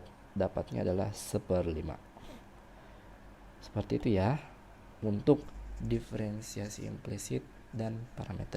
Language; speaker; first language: Indonesian; native; Indonesian